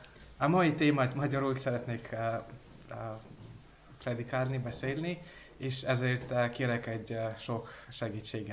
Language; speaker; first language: Hungarian; non-native, learner; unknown